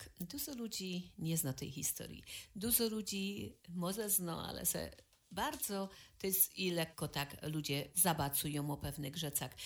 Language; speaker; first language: Polish; native; Polish